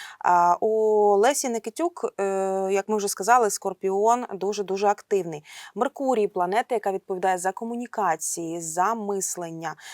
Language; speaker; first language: Ukrainian; non-native, local second language; Russian